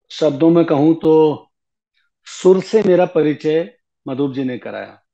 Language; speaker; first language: Hindi; native; Hindi